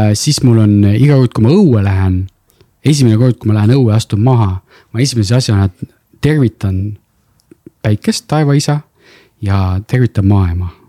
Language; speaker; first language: Estonian; non-native, local second language; Russian